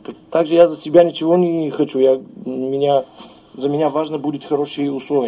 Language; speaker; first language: Russian; non-native, learner; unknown